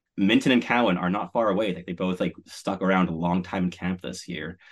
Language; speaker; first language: English; native; English